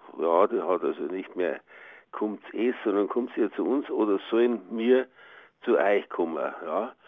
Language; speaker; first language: German; native; German